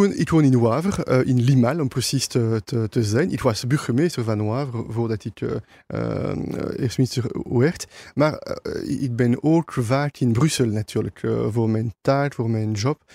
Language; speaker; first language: Dutch; non-native, local second language; French